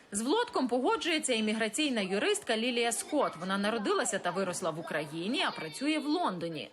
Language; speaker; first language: Ukrainian; native; Ukrainian